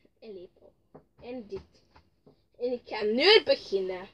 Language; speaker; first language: Dutch; early bilingual, other home language; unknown